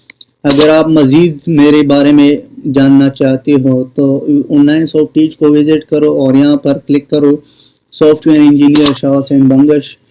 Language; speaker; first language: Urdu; non-native, local second language; Pashto